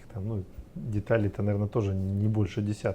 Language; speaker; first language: Russian; native; Russian